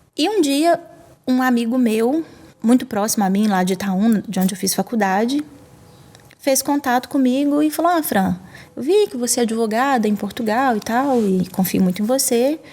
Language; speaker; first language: Portuguese; native; Portuguese